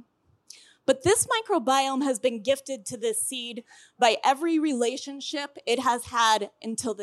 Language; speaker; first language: English; native; English